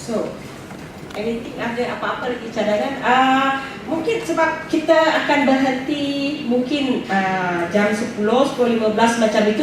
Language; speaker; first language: Malay; native; Malay